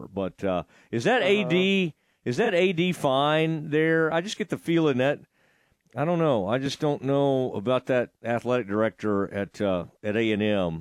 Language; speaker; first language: English; native; English